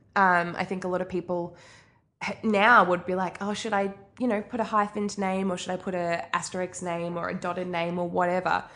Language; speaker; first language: English; native; English